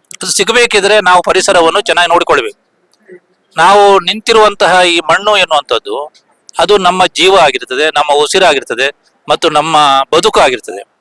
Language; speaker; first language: Kannada; native; Kannada